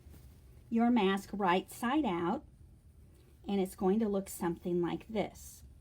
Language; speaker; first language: English; native; English